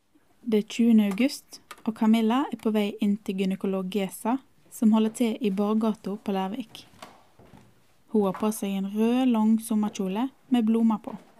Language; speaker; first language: Norwegian; native; Norwegian